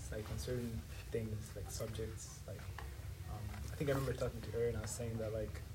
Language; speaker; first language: English; non-native, local second language; Swahili